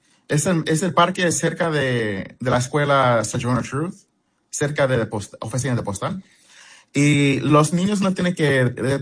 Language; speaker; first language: Spanish; early bilingual, heritage; English